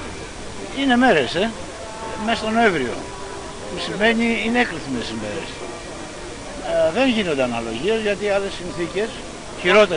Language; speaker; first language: Greek; native; Greek